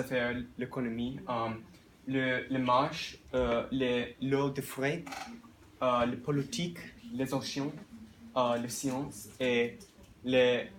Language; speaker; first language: French; non-native, learner; English